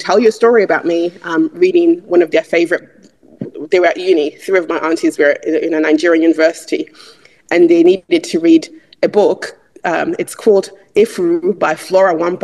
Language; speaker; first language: English; non-native, local second language; Igbo